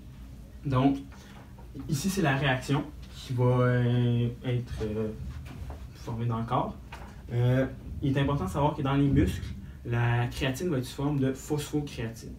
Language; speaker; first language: French; native; French